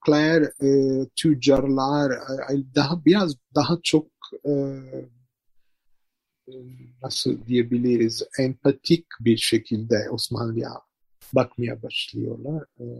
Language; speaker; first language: Turkish; non-native, fluent; Italian